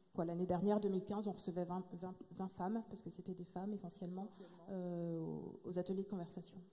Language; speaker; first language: French; native; French